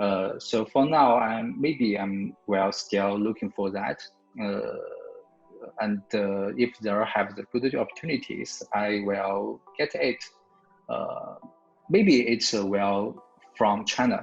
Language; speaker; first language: English; non-native, learner; Chinese